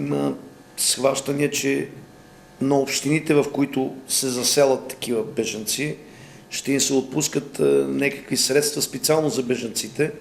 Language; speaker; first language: Bulgarian; native; Bulgarian